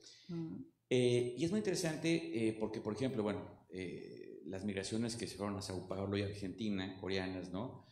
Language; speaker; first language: Spanish; native; Spanish